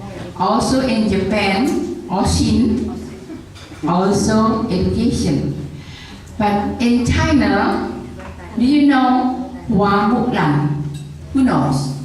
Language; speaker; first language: English; non-native, learner; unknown